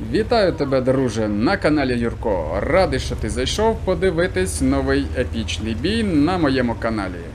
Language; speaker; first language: Ukrainian; non-native, local second language; Russian